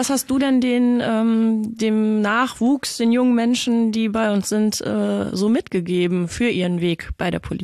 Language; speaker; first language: German; native; German